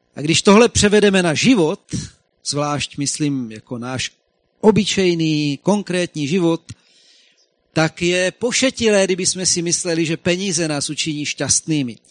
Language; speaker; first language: Czech; native; Czech